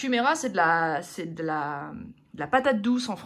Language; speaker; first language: French; native; French